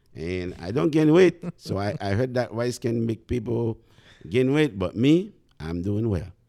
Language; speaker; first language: English; non-native, fluent; Haitian Creole